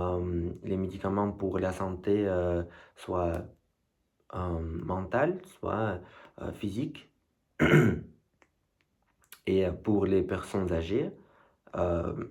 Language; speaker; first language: French; non-native, learner; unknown